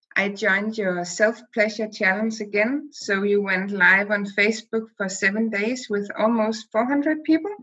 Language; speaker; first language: English; non-native, fluent; Danish